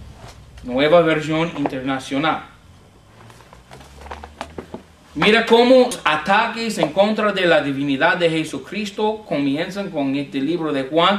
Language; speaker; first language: Spanish; non-native, fluent; English